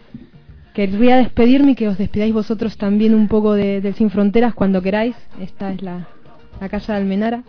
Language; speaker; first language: Spanish; native; Spanish